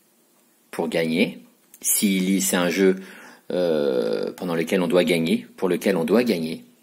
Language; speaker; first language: French; native; French